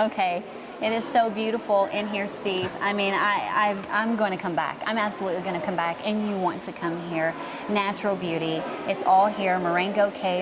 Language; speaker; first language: English; native; English